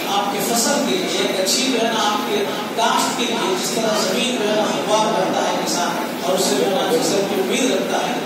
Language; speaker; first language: Urdu; native; Urdu